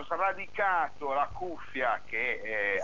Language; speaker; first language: Italian; native; Italian